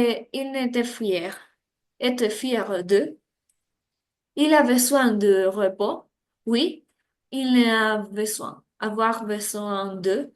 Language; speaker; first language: French; non-native, learner; Spanish